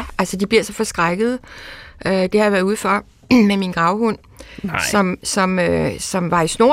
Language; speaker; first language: Danish; native; Danish